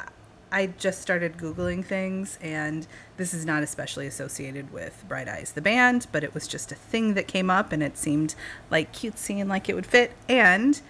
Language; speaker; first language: English; native; English